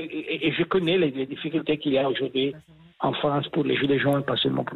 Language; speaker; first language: French; non-native, fluent; Italian